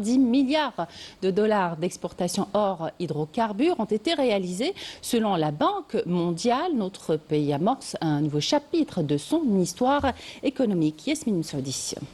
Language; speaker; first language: French; non-native, local second language; Arabic